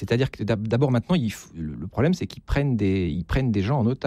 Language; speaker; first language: French; native; French